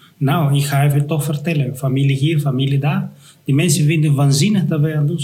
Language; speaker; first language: Dutch; non-native, fluent; Spanish